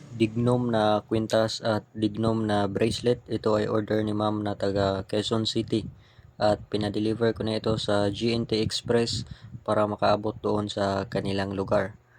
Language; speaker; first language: Filipino; non-native, local second language; Cebuano